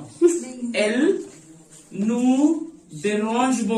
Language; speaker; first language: French; non-native, fluent; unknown